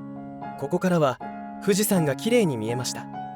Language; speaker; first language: Japanese; native; Japanese